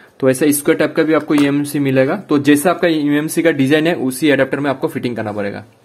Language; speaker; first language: Hindi; non-native, local second language; Assamese